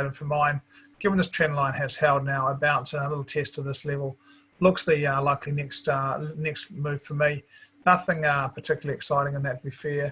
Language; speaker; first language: English; native; English